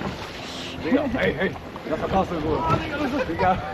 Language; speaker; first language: German; native; German